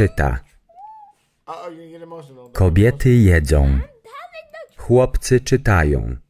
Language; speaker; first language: Polish; non-native, learner; English